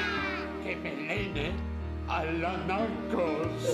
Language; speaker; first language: Greek; non-native, learner; French